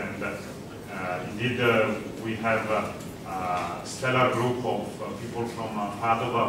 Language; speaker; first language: English; non-native, fluent; Italian